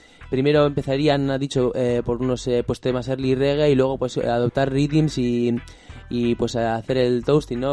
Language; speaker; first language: Spanish; native; Spanish